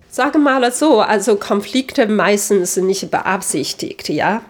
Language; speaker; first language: German; non-native, fluent; Chinese